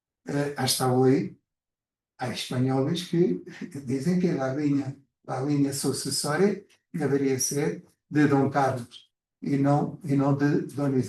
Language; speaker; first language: Spanish; non-native, fluent; Portuguese